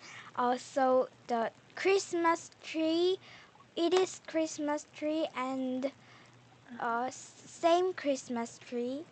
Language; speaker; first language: English; non-native, learner; Korean